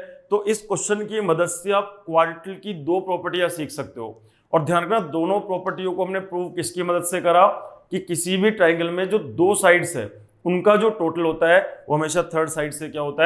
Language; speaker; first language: Hindi; native; Hindi